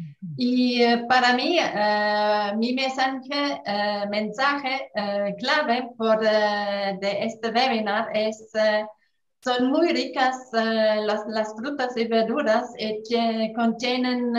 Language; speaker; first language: Spanish; non-native, fluent; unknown